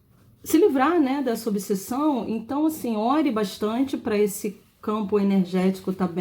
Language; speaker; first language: Portuguese; native; Portuguese